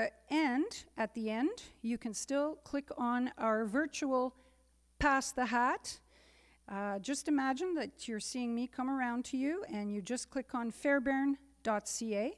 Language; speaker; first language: English; native; English